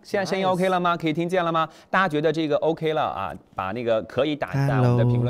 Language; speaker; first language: Chinese; native; Chinese